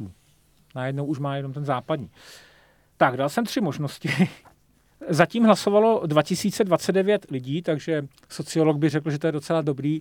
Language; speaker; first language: Czech; native; Czech